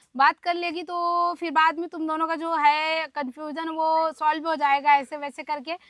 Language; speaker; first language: Hindi; non-native, local second language; Marathi